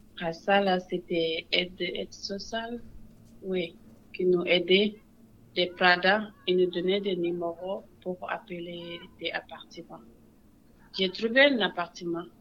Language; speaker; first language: French; non-native, local second language; Wolof